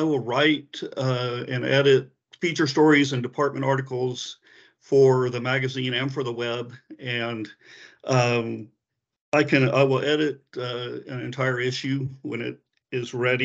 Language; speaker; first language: English; native; English